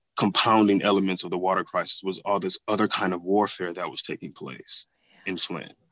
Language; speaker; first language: English; native; English